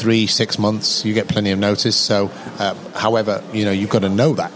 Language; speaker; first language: English; native; English